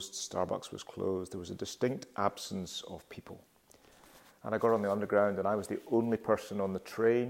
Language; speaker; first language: English; native; English